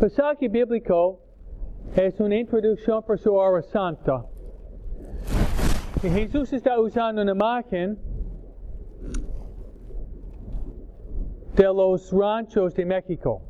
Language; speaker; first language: Spanish; non-native, fluent; English